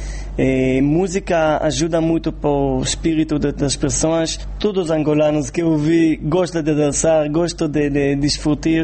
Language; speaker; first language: Portuguese; non-native, fluent; Hebrew